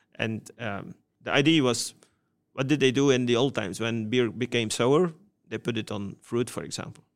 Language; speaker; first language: English; non-native, fluent; Dutch